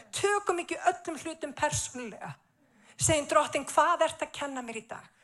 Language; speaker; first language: Icelandic; native; Icelandic